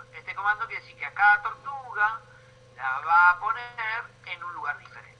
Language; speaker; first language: Spanish; native; Spanish